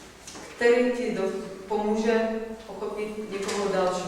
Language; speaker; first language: Czech; non-native, fluent; Russian